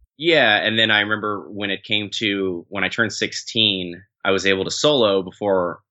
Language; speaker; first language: English; native; English